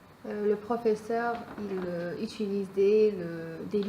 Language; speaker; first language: French; native; French